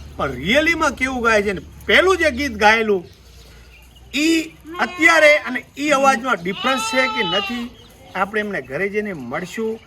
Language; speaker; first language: Gujarati; native; Gujarati